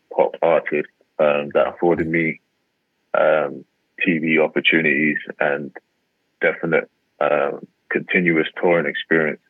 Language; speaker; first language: English; native; English